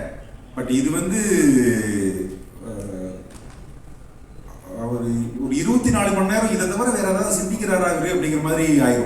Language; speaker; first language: Tamil; native; Tamil